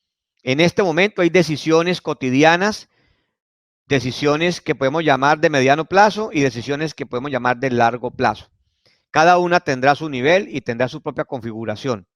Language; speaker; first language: Spanish; native; Spanish